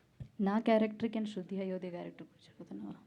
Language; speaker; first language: Telugu; non-native, learner; Malayalam